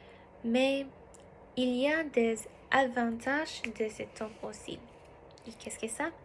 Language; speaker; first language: French; non-native, learner; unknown